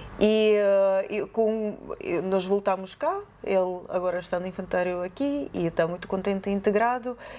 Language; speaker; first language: Portuguese; non-native, fluent; Ukrainian